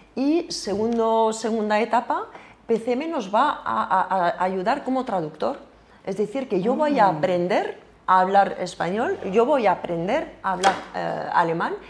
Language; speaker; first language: Spanish; non-native, fluent; French